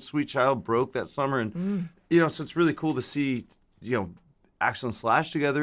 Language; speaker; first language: English; native; English